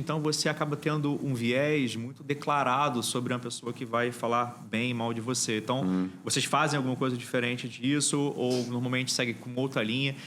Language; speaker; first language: Portuguese; native; Portuguese